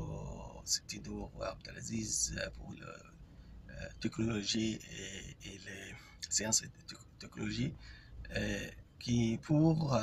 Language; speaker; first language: French; non-native, fluent; Arabic